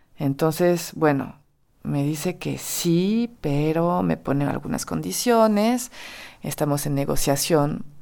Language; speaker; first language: Spanish; non-native, fluent; French